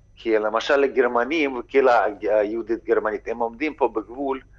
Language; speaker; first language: Hebrew; early bilingual, other home language; Ukrainian